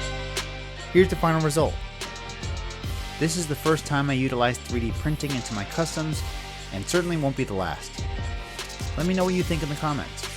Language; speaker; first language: English; native; English